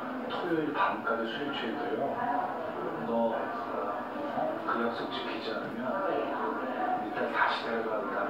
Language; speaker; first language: Korean; native; Korean